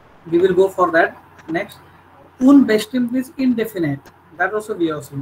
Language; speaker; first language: English; non-native, local second language; Marathi